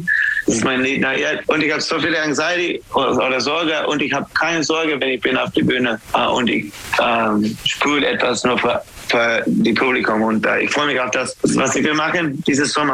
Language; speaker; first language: German; non-native, learner; English